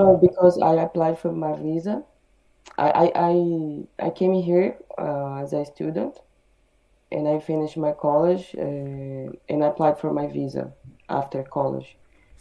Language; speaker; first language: English; non-native, learner; Portuguese